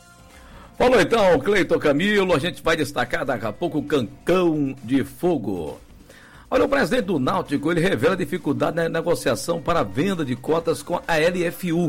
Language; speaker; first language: Portuguese; native; Portuguese